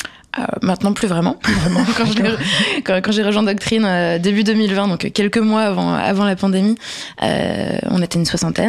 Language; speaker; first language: French; native; French